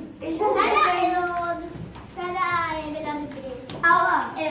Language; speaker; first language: Basque; non-native, local second language; Spanish